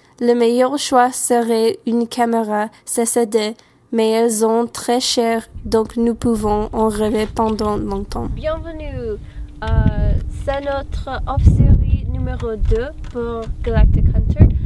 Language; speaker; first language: French; non-native, learner; English